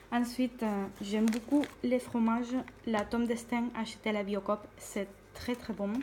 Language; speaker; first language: French; non-native, fluent; Spanish